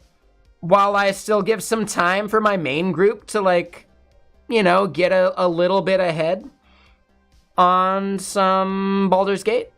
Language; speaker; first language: English; native; English